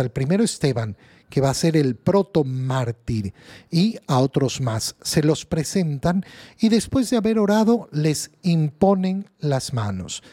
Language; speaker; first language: Spanish; native; Spanish